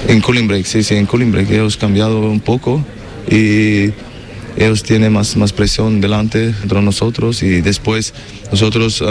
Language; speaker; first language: Spanish; non-native, learner; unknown